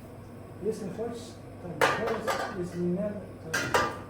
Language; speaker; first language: Russian; non-native, learner; Somali